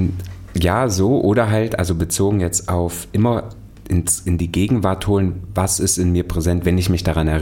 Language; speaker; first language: German; native; German